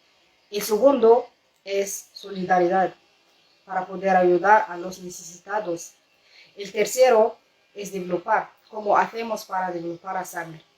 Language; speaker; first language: Spanish; non-native, learner; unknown